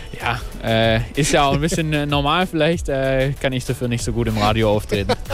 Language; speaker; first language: German; native; German